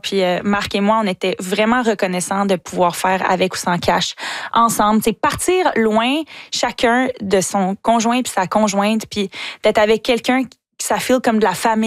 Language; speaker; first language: French; native; French